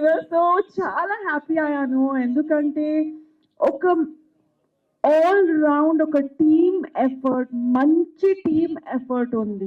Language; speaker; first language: Telugu; non-native, fluent; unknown